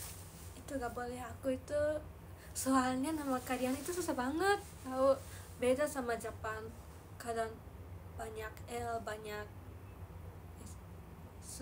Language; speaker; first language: Indonesian; non-native, learner; Japanese